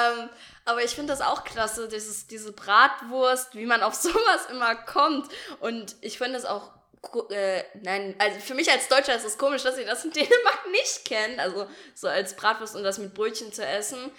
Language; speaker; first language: German; native; German